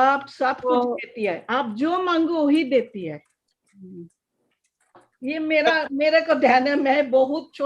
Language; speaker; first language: Hindi; non-native, local second language; Bangla